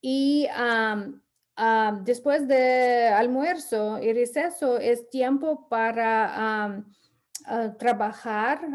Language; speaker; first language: Spanish; non-native, fluent; English